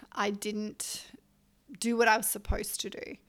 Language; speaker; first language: English; native; English